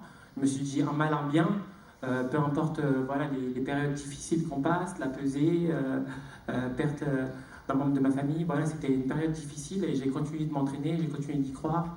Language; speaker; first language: French; native; French